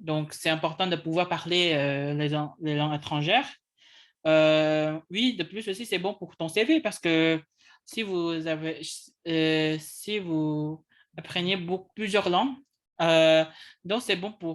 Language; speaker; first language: French; non-native, learner; English